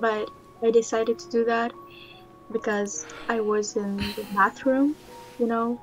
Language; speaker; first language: English; non-native, learner; Russian